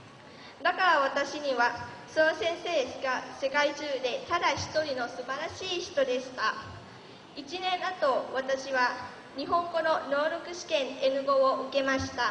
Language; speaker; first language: Japanese; early bilingual, other home language; Lao